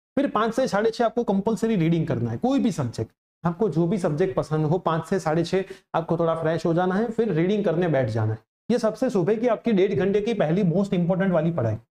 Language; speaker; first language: Hindi; non-native, local second language; Gujarati